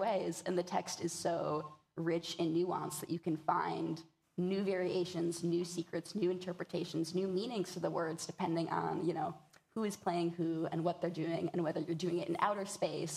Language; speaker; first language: English; native; English